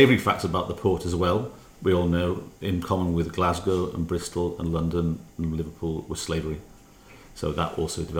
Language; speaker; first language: English; native; English